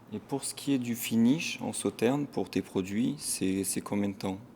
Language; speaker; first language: French; native; French